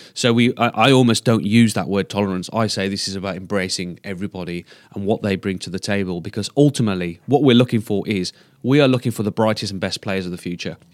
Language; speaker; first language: English; native; English